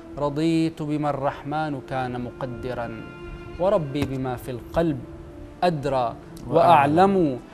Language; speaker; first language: Arabic; native; Arabic